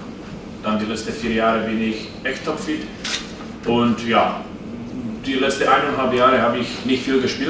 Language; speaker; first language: German; non-native, fluent; Slovak